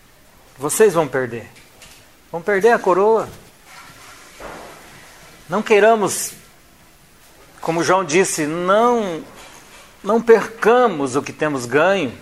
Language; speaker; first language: Portuguese; native; Portuguese